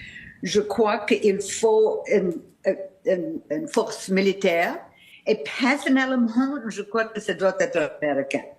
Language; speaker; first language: French; non-native, fluent; English